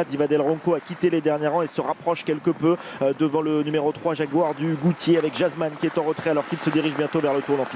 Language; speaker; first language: French; native; French